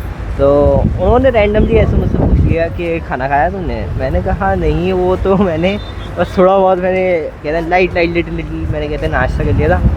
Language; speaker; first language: Hindi; native; Hindi